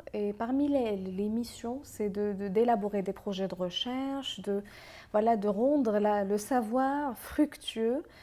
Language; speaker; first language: French; non-native, local second language; Arabic